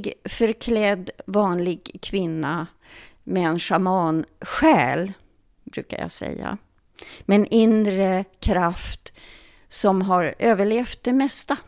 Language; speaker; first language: Swedish; early bilingual, other home language; German